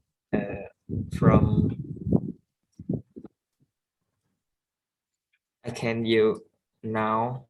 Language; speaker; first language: English; non-native, learner; Vietnamese